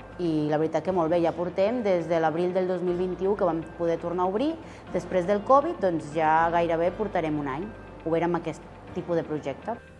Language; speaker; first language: Catalan; non-native, fluent; Spanish